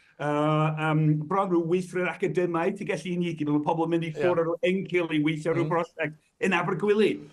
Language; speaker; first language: Welsh; native; Welsh